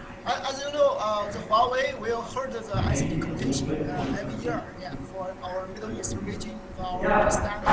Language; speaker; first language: English; non-native, learner; Chinese